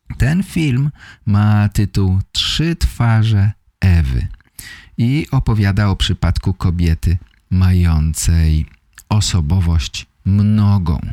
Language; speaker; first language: Polish; native; Polish